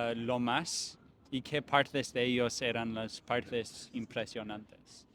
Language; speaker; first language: Spanish; non-native, learner; English